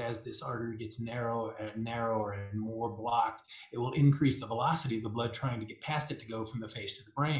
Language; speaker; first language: English; native; English